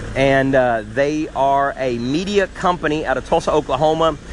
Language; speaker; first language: English; native; English